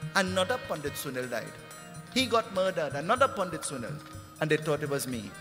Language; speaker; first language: English; native; English